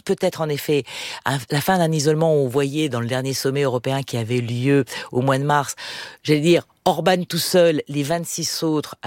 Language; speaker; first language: French; native; French